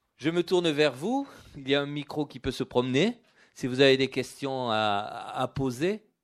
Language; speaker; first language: French; native; French